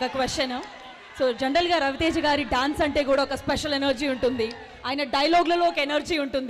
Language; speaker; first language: Telugu; native; Telugu